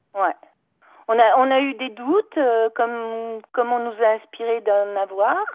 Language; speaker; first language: French; native; French